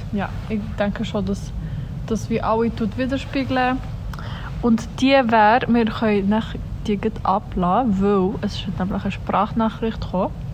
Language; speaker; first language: German; early bilingual, other home language; Swiss German